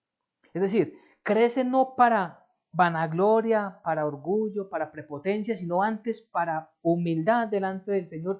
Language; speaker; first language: Spanish; native; Spanish